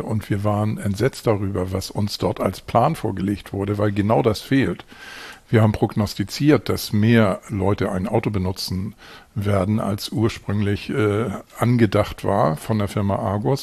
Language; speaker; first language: German; native; German